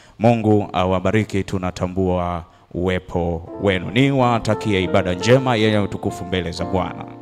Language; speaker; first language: Swahili; native; Swahili